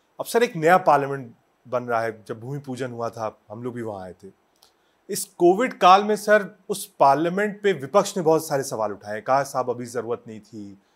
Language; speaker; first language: Hindi; native; Hindi